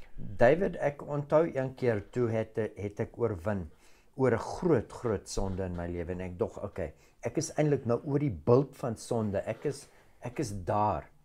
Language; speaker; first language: Afrikaans; non-native, local second language; English